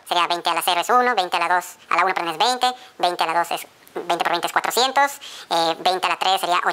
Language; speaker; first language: Spanish; native; Spanish